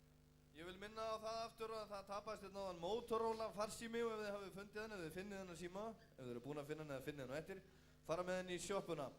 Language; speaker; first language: Icelandic; native; Icelandic